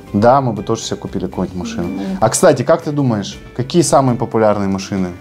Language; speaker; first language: Russian; native; Russian